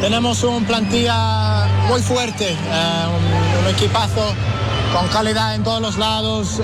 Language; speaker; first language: Spanish; non-native, learner; English